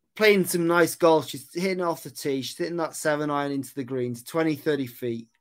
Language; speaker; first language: English; native; English